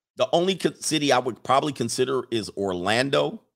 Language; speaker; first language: English; native; English